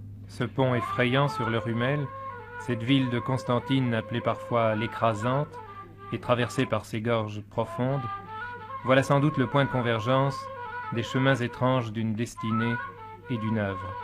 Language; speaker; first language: French; native; French